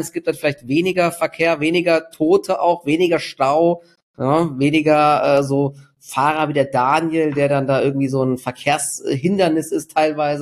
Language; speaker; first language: German; native; German